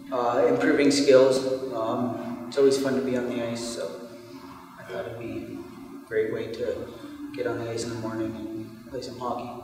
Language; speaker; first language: English; native; English